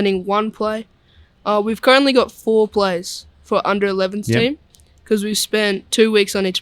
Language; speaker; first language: English; native; English